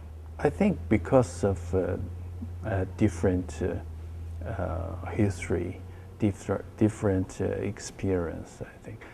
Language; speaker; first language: English; non-native, learner; Chinese